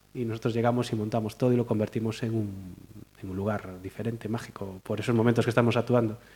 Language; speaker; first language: Spanish; native; Spanish